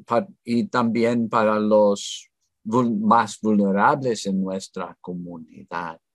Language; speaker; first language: Spanish; non-native, fluent; English